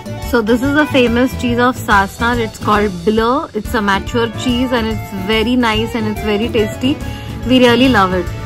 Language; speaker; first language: English; non-native, local second language; Marathi